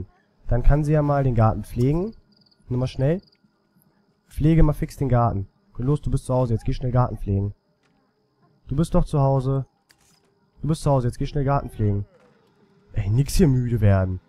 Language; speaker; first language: German; native; German